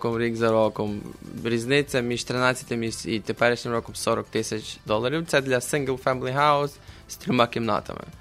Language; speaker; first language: Ukrainian; native; Ukrainian